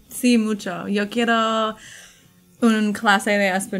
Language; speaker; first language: Spanish; non-native, learner; English